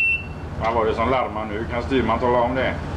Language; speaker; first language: Swedish; native; Swedish